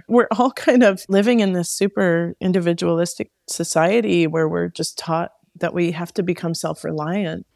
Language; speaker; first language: English; native; English